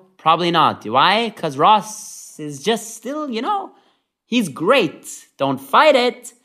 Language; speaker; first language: English; early bilingual, other home language; Hebrew